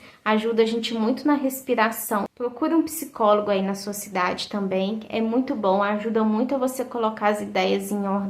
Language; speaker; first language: Portuguese; native; Portuguese